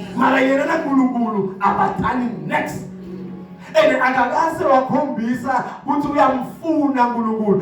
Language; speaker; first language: Zulu; non-native, local second language; Swati